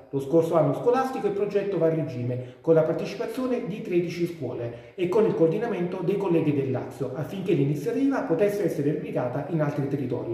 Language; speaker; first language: Italian; native; Italian